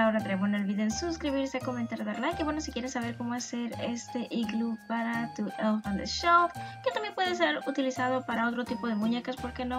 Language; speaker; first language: Spanish; native; Spanish